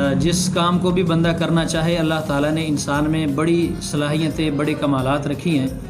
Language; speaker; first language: Urdu; non-native, local second language; Pashto